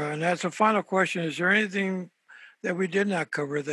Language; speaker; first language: English; early bilingual, other home language; Spanish